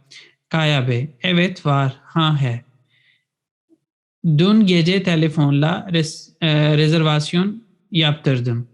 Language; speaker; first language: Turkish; non-native, fluent; Urdu